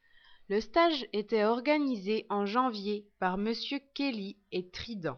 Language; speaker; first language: French; non-native, learner; English